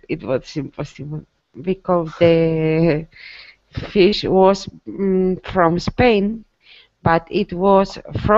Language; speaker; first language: English; non-native, learner; Spanish